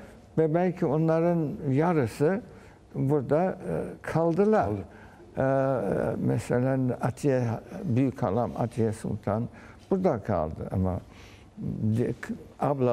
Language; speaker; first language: Turkish; early bilingual, heritage; Turkish